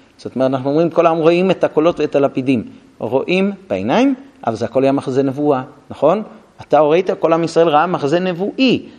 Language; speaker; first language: Hebrew; non-native, fluent; English